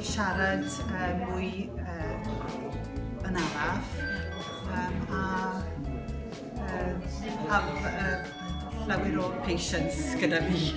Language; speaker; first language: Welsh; non-native, local second language; English